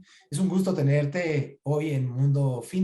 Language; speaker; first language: Spanish; native; Spanish